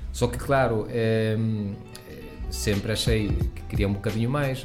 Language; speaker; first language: Portuguese; early bilingual, heritage; Spanish